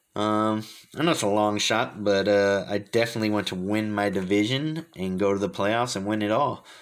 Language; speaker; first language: English; native; English